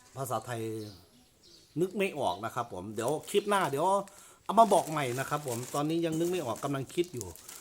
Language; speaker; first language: Thai; non-native, local second language; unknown